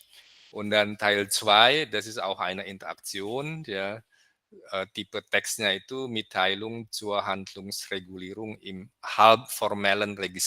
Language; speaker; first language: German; non-native, fluent; Indonesian